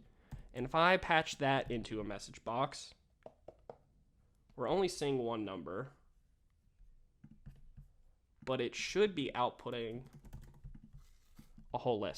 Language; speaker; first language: English; native; English